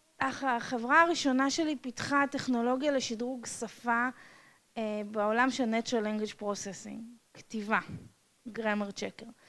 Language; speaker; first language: Hebrew; non-native, fluent; English